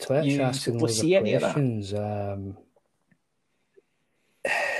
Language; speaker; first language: English; native; English